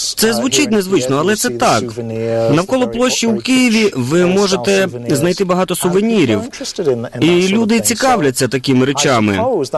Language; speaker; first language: Ukrainian; non-native, fluent; English